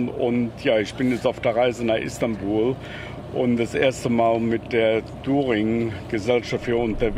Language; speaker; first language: German; native; German